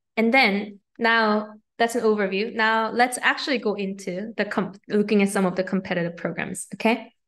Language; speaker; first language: English; native; English